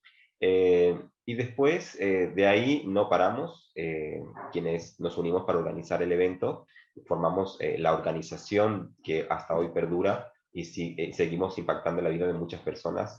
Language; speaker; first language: Spanish; native; Spanish